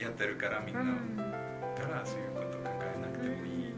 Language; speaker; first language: Japanese; non-native, learner; Spanish